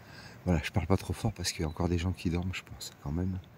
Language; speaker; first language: French; native; French